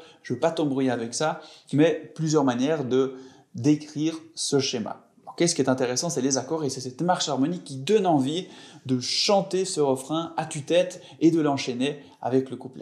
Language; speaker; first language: French; native; French